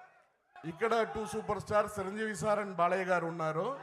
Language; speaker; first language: Telugu; non-native, learner; Tamil